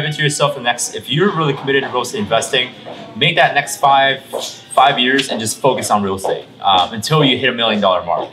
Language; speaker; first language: English; native; English